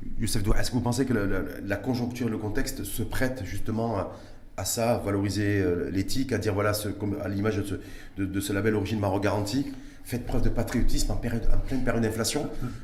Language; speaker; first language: French; non-native, local second language; Arabic